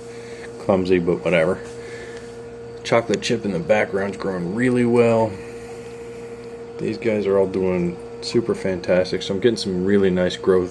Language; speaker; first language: English; native; English